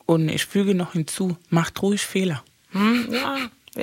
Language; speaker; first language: German; non-native, fluent; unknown